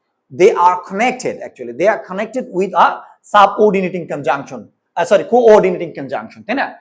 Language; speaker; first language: English; non-native, local second language; Bangla